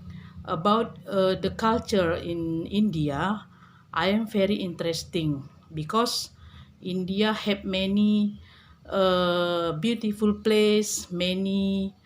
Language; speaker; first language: English; non-native, learner; Indonesian